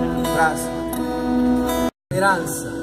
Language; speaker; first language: Portuguese; non-native, learner; Spanish